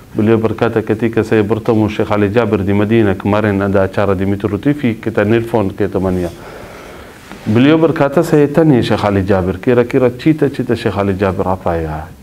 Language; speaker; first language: Malay; non-native, fluent; Arabic